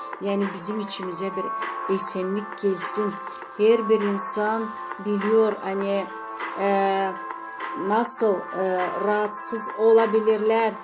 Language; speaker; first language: Turkish; non-native, fluent; Azerbaijani